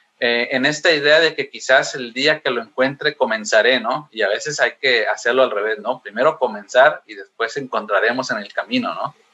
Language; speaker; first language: Spanish; native; Spanish